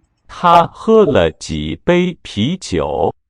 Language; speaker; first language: Chinese; non-native, learner; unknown